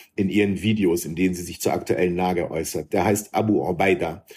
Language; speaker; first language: German; early bilingual, other home language; Arabic